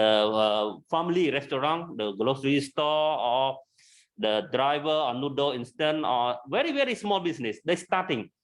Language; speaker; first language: English; non-native, learner; Khmer